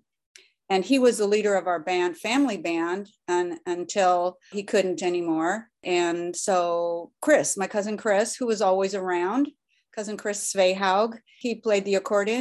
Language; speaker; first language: English; early bilingual, other home language; Norwegian